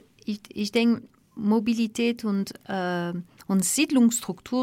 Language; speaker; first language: German; non-native, fluent; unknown